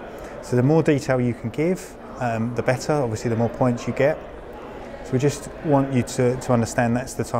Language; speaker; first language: English; native; English